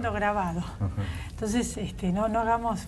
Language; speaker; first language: Spanish; native; Spanish